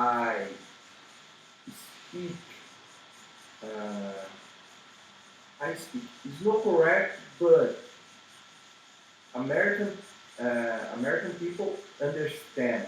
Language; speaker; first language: English; non-native, learner; Portuguese